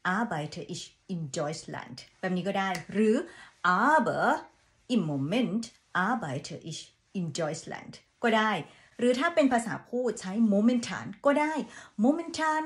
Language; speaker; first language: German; non-native, fluent; Thai